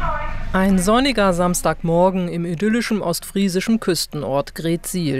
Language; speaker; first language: German; native; German